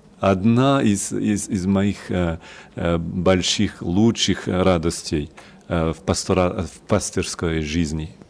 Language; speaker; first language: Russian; non-native, learner; French